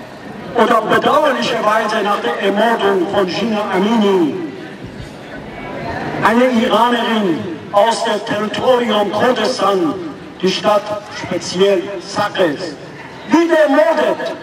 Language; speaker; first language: German; non-native, fluent; Persian